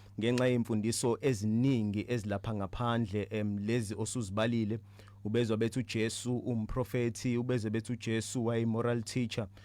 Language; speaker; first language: Zulu; native; Zulu